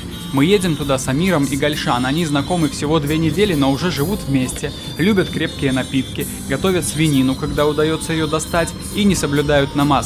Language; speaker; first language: Russian; native; Russian